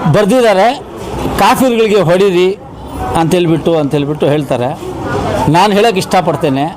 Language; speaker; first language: Kannada; non-native, local second language; Urdu